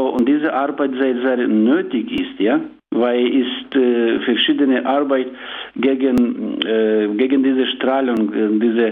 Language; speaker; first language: German; non-native, learner; Ukrainian